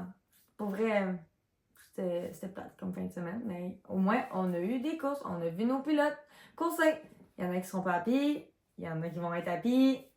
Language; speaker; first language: French; native; French